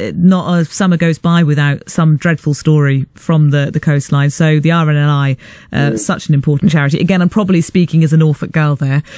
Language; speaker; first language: English; native; English